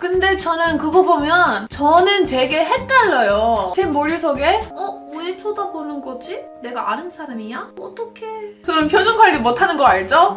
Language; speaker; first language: Korean; non-native, fluent; English